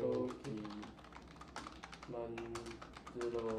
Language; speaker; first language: Korean; non-native, learner; Chinese